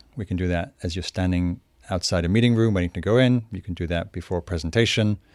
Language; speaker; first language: English; native; English